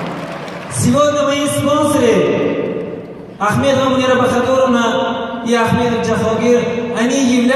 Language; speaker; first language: Russian; non-native, local second language; Tajik